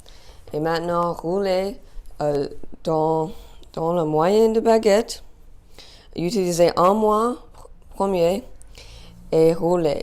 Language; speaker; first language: French; non-native, learner; English